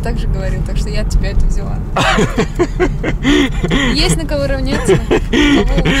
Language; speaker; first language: Russian; native; Russian